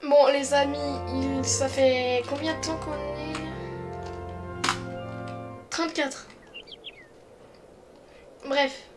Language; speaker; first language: French; native; French